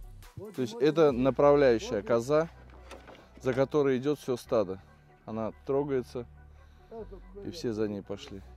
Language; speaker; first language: Russian; native; Russian